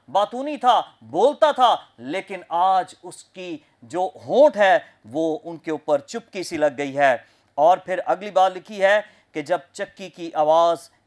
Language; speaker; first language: Urdu; non-native, local second language; Punjabi